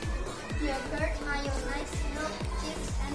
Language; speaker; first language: English; non-native, learner; Indonesian